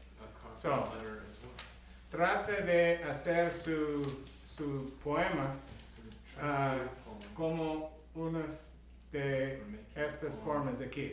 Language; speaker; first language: Spanish; non-native, learner; English